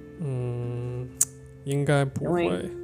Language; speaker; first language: Chinese; non-native, learner; English